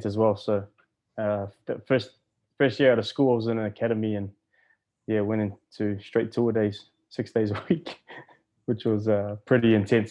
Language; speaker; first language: English; native; English